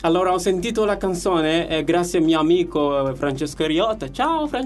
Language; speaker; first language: Italian; non-native, learner; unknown